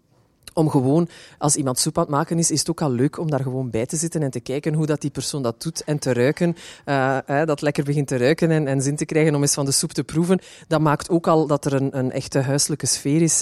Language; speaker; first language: Dutch; native; Dutch